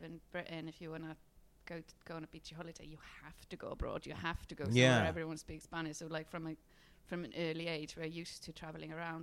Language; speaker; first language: English; non-native, fluent; Icelandic